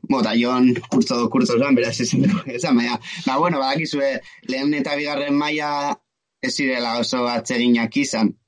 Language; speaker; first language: Basque; non-native, local second language; Spanish